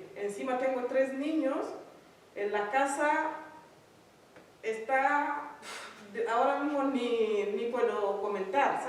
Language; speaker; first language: Spanish; non-native, learner; Fula